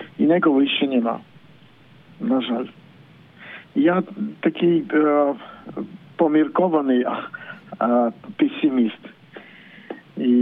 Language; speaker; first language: Polish; non-native, learner; Ukrainian